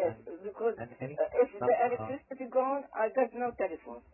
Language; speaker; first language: English; early bilingual, other home language; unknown